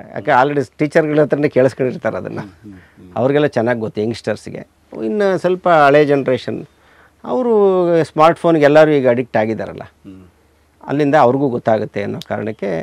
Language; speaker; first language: Kannada; native; Kannada